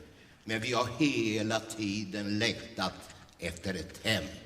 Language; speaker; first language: Swedish; early bilingual, other home language; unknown